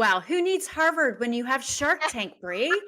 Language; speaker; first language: English; native; English